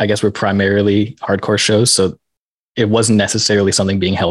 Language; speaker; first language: English; native; English